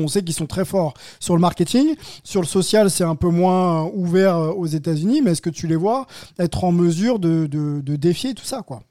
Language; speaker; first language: French; native; French